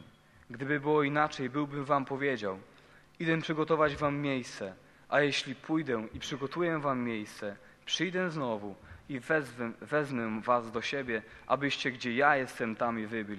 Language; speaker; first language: Polish; native; Polish